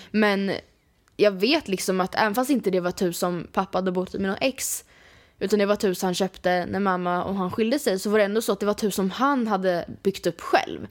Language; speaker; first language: Swedish; native; Swedish